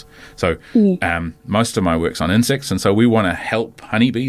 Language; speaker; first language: English; native; English